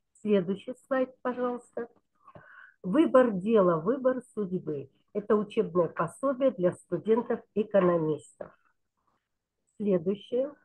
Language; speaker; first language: Russian; non-native, local second language; Kyrgyz